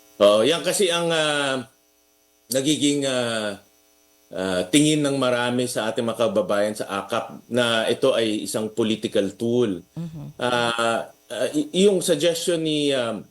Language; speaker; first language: Filipino; native; Filipino